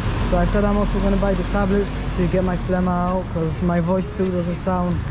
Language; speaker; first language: English; non-native, fluent; Polish